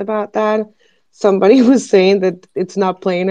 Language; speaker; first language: English; non-native, fluent; Spanish